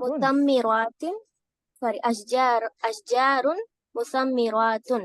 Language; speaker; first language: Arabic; non-native, learner; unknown